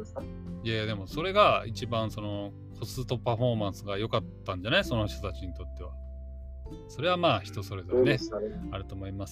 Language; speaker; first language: Japanese; native; Japanese